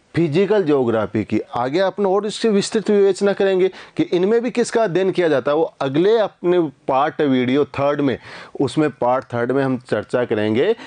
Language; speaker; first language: Hindi; native; Hindi